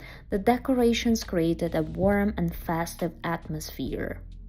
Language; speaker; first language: English; non-native, fluent; Ukrainian